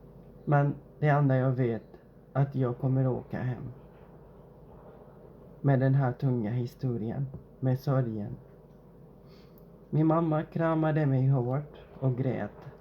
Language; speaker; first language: Swedish; non-native, fluent; Arabic